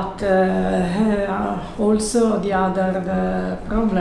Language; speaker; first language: English; non-native, learner; Italian